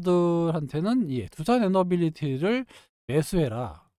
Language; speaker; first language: Korean; native; Korean